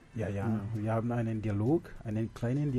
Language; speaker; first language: German; non-native, learner; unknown